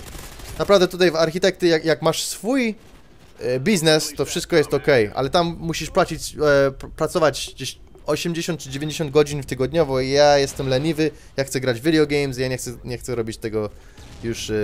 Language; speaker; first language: Polish; early bilingual, heritage; Polish